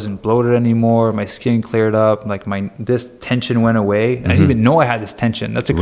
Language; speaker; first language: English; native; English